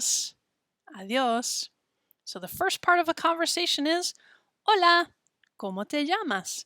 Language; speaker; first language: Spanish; non-native, fluent; English